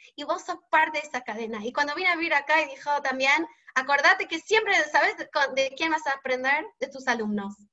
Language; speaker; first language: Spanish; non-native, fluent; English